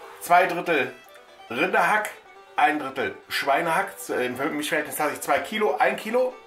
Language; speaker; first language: German; native; German